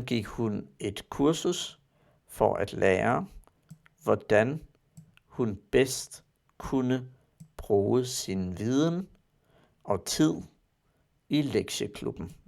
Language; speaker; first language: Danish; non-native, learner; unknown